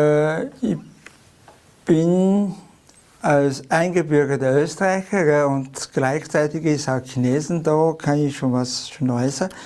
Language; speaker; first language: German; non-native, fluent; Chinese